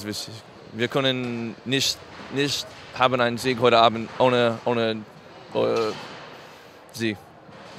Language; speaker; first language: German; non-native, learner; English